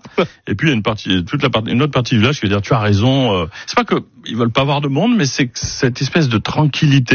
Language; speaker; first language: French; native; French